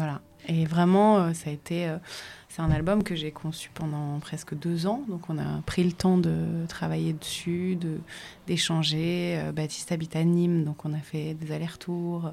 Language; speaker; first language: French; native; French